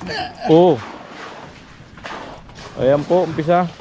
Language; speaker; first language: Filipino; native; Filipino